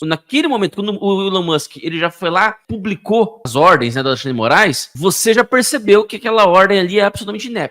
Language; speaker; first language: Portuguese; native; Portuguese